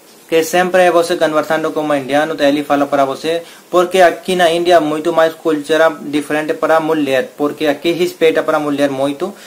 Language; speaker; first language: Portuguese; non-native, learner; Hindi